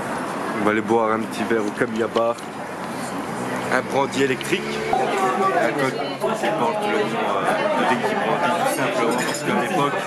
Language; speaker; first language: French; native; French